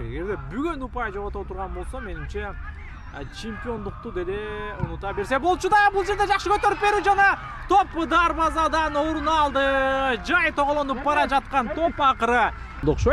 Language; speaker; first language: Kyrgyz; native; Kyrgyz